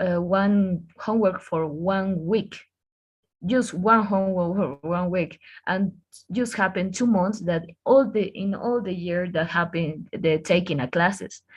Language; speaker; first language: English; non-native, learner; Spanish